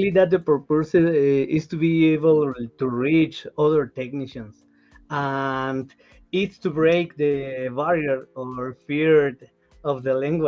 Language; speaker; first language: English; non-native, learner; Spanish